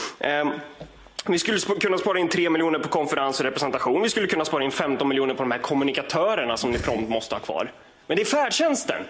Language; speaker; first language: Swedish; native; Swedish